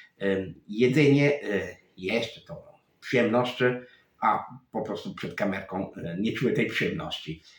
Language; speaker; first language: Polish; non-native, fluent; Italian